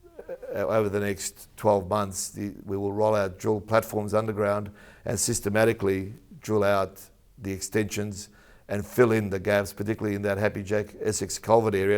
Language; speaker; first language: English; native; English